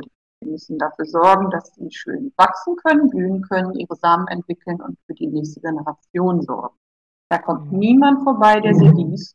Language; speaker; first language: German; native; German